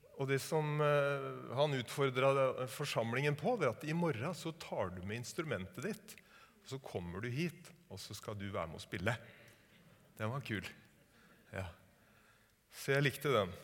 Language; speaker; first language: Norwegian; native; Norwegian